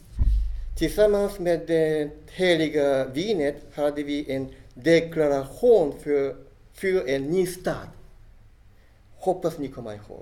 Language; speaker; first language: Swedish; non-native, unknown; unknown